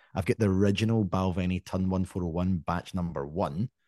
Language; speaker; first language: English; native; English